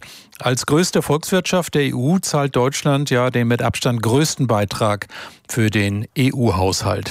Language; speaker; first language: German; native; German